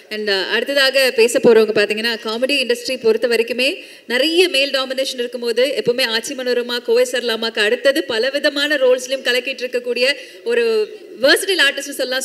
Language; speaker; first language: Tamil; native; Tamil